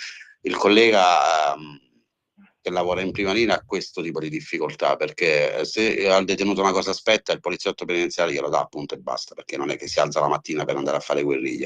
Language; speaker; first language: Italian; native; Italian